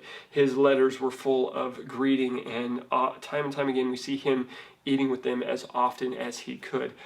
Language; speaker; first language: English; native; English